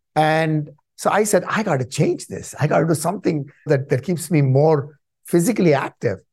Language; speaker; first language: English; non-native, local second language; Tamil